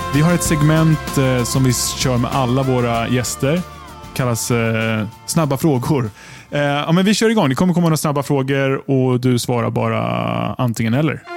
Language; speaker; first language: Swedish; native; Swedish